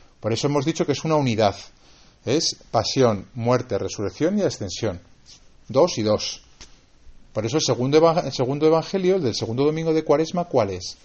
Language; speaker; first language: Spanish; native; Spanish